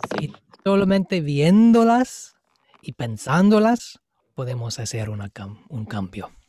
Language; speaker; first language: Spanish; non-native, fluent; English